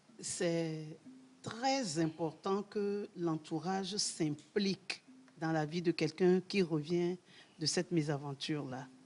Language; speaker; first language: French; non-native, local second language; Ewe